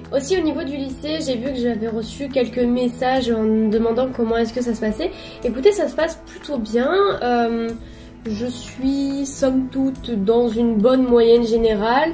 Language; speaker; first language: French; native; French